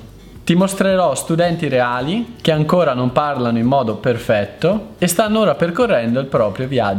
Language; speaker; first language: Italian; native; Italian